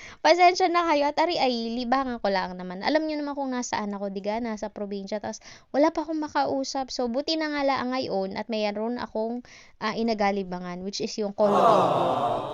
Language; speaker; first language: Filipino; native; Filipino